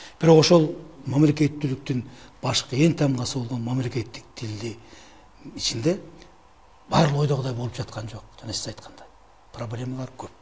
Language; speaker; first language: Kyrgyz; native; Kyrgyz